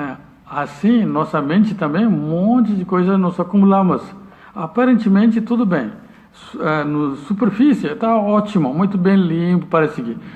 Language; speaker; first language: Portuguese; non-native, learner; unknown